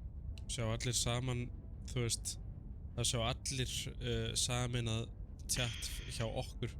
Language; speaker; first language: Icelandic; native; Icelandic